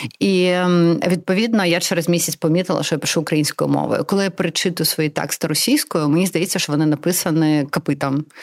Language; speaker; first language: Ukrainian; non-native, local second language; Russian